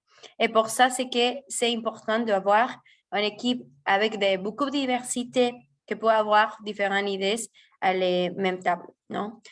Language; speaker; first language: French; non-native, fluent; Spanish